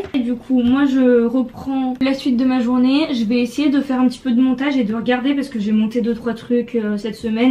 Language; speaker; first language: French; native; French